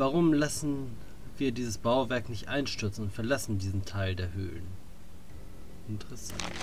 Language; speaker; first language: German; native; German